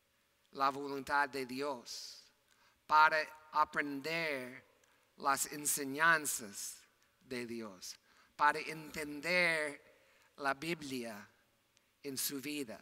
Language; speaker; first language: Spanish; non-native, fluent; English